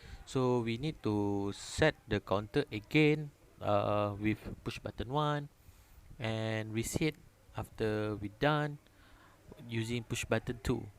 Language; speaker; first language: English; non-native, local second language; Malay